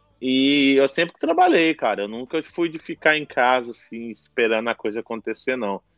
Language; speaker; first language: Portuguese; native; Portuguese